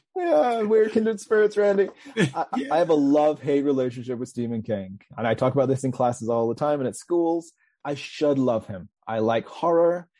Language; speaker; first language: English; native; English